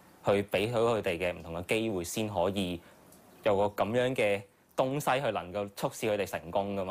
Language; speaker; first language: Chinese; non-native, local second language; Cantonese